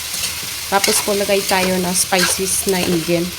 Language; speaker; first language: Filipino; non-native, learner; Punjabi